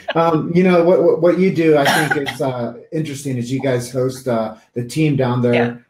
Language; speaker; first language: English; native; English